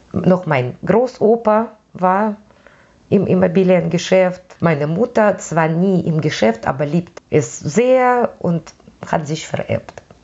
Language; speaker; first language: German; non-native, fluent; Russian